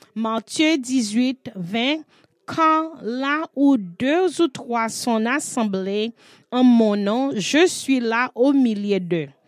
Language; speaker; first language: French; non-native, learner; English